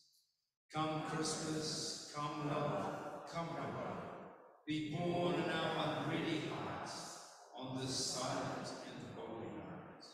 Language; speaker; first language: English; native; English